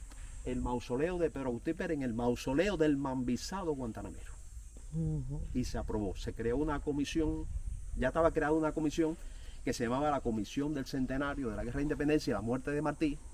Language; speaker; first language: Spanish; native; Spanish